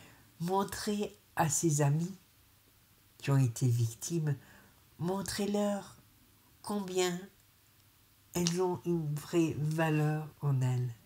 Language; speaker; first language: French; native; French